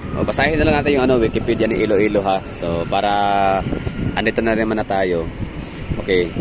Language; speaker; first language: Filipino; non-native, local second language; Cebuano